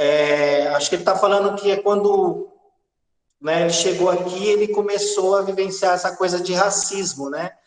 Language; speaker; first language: Portuguese; native; Portuguese